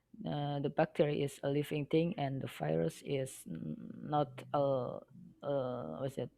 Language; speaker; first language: English; non-native, learner; Indonesian